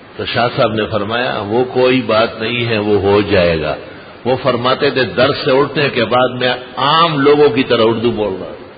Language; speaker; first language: Urdu; non-native, local second language; Pashto